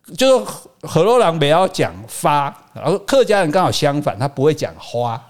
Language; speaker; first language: Chinese; native; Chinese